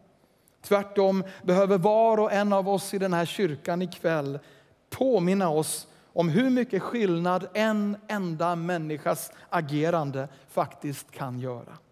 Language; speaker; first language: Swedish; native; Swedish